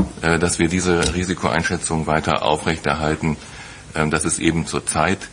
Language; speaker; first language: German; native; German